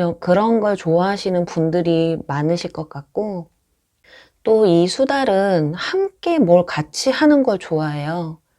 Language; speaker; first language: Korean; native; Korean